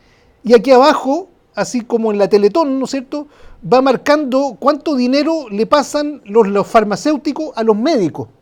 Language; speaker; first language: Spanish; native; Spanish